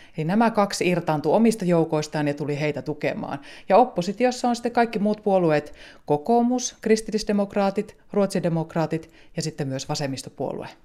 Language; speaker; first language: Finnish; native; Finnish